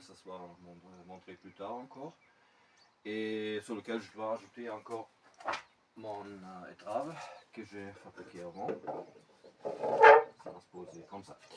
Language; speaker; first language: French; non-native, fluent; German